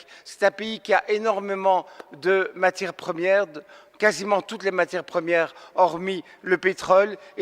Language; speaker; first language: French; native; French